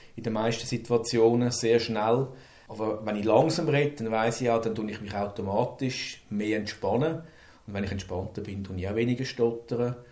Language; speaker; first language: German; native; German